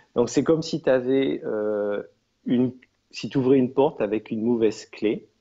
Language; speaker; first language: French; native; French